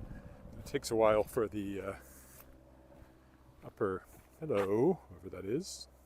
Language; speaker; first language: English; native; English